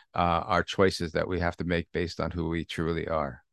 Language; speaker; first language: English; native; English